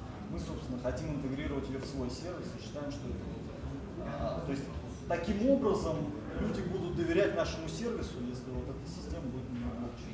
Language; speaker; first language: Russian; native; Russian